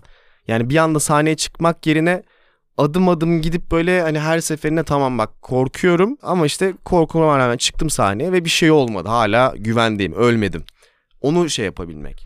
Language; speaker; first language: Turkish; native; Turkish